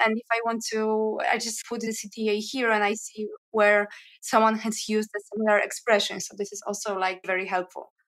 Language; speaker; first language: English; non-native, fluent; Polish